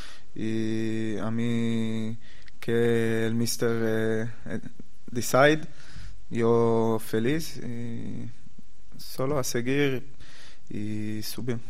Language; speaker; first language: Spanish; non-native, learner; Hebrew